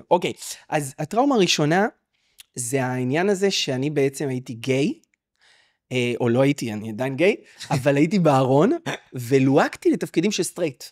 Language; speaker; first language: Hebrew; native; Hebrew